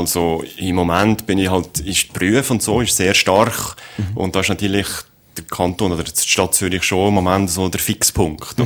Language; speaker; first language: German; native; German